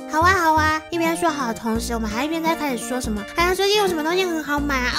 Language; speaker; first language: Chinese; native; Chinese